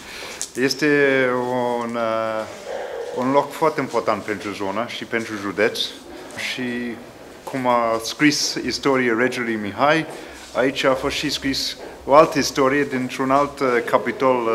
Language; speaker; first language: Romanian; non-native, fluent; English